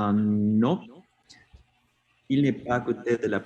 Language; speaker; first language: French; non-native, learner; Spanish